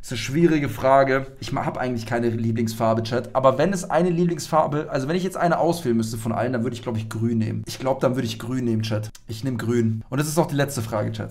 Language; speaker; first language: German; native; German